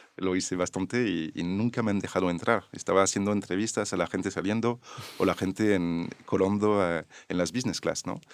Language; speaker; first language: Spanish; non-native, fluent; French